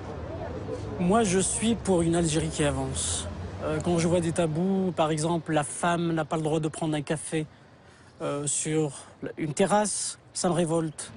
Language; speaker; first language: French; non-native, local second language; Kabyle